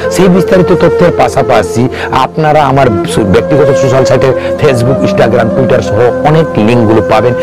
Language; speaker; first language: Bangla; non-native, local second language; Kok Borok